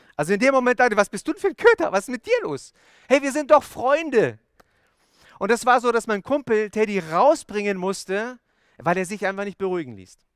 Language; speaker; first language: German; early bilingual, other home language; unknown